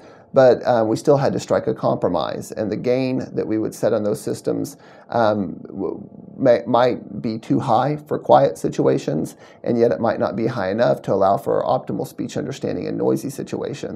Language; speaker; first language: English; native; English